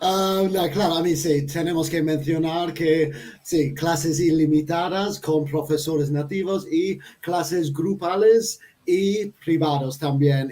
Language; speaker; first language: Spanish; non-native, fluent; English